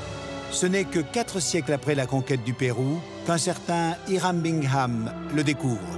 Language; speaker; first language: French; native; French